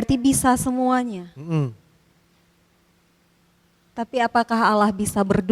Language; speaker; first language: Indonesian; native; Indonesian